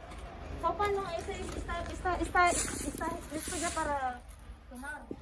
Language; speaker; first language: Spanish; non-native, learner; Filipino